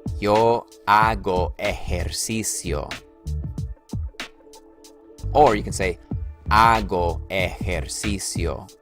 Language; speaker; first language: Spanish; non-native, fluent; English